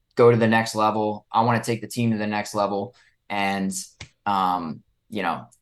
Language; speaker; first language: English; native; English